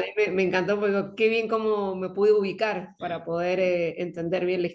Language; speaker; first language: Spanish; native; Spanish